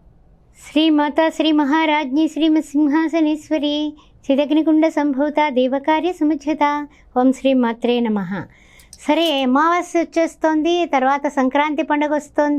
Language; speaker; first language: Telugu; native; Telugu